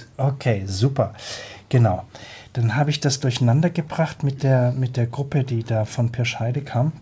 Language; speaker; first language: German; native; German